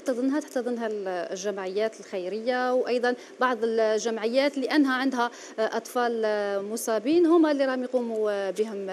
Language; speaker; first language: Arabic; native; Arabic